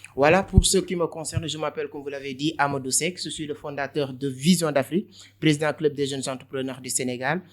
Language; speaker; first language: French; non-native, local second language; Wolof